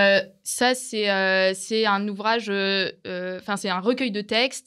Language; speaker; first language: French; native; French